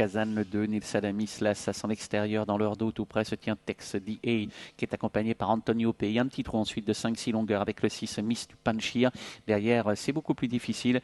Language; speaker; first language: French; native; French